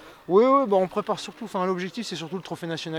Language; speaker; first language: French; native; French